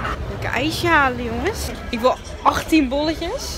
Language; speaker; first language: Dutch; native; Dutch